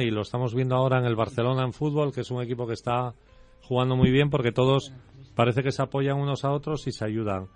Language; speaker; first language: Spanish; native; Spanish